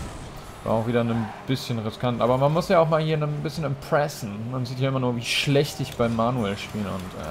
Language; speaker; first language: German; native; German